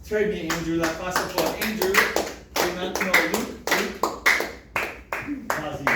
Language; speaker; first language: French; non-native, fluent; English